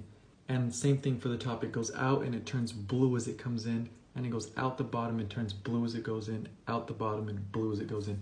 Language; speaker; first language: English; native; English